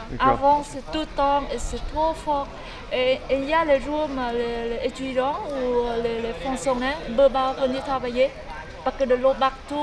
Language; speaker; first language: French; non-native, learner; Vietnamese